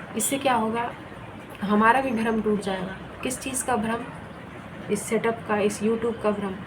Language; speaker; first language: Hindi; non-native, local second language; Bangla